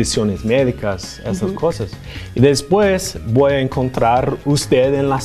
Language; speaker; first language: Spanish; non-native, fluent; English